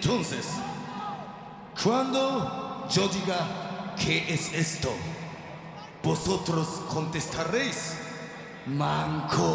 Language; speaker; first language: Spanish; non-native, fluent; Japanese